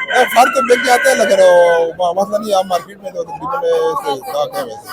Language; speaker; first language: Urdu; non-native, local second language; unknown